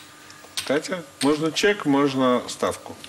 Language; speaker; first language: Russian; native; Russian